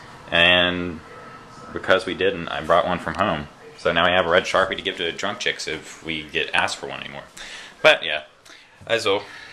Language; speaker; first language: English; native; English